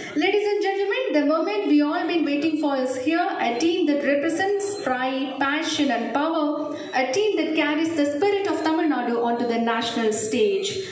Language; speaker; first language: English; non-native, local second language; Tamil